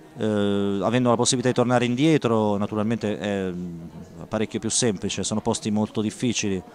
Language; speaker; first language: Italian; native; Italian